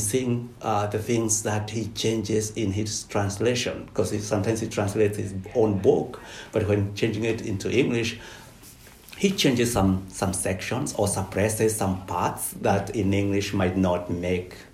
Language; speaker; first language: English; non-native, local second language; Kikuyu